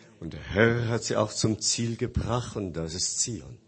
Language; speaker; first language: German; non-native, fluent; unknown